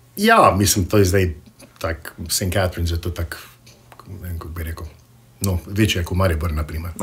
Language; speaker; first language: Slovenian; early bilingual, heritage; Slovenian